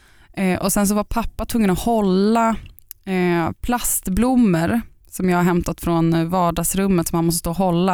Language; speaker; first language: Swedish; native; Swedish